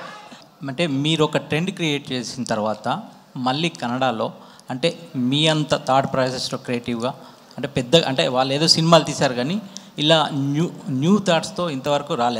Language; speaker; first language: Telugu; native; Telugu